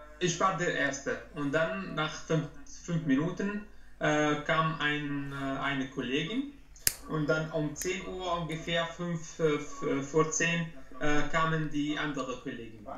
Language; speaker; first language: German; non-native, learner; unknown